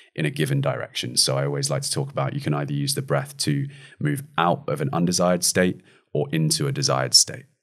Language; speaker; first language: English; native; English